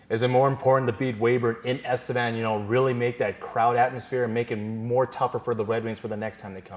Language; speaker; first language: English; native; English